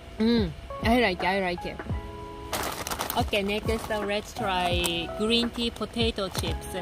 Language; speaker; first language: English; non-native, learner; Japanese